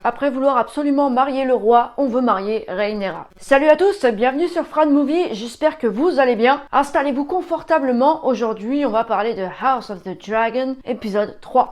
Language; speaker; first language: French; native; French